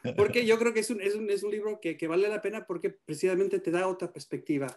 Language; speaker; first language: Spanish; native; Spanish